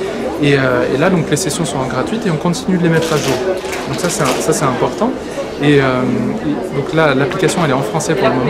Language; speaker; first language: French; native; French